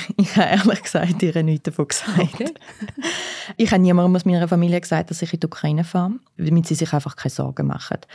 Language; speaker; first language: German; early bilingual, other home language; Russian